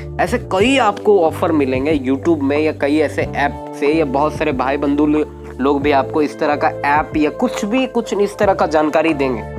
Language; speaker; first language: Hindi; native; Hindi